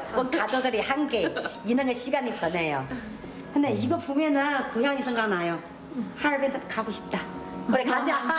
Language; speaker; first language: Korean; non-native, learner; Chinese